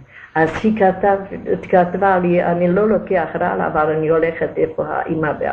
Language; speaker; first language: Hebrew; non-native, learner; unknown